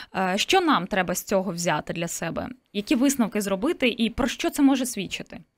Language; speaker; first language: Ukrainian; native; Ukrainian